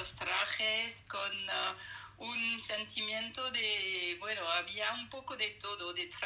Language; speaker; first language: Spanish; non-native, fluent; French